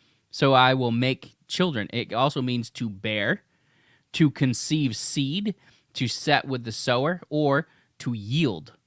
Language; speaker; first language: English; native; English